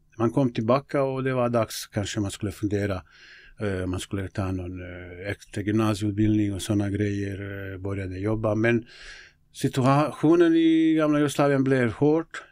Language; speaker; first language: Swedish; non-native, fluent; Bosnian